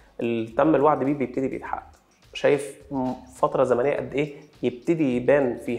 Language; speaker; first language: Arabic; native; Arabic